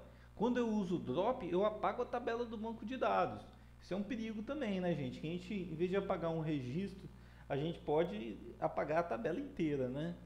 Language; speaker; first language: Portuguese; native; Portuguese